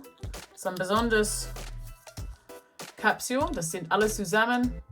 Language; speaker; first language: German; non-native, learner; English